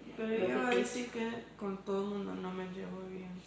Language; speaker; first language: Spanish; early bilingual, heritage; English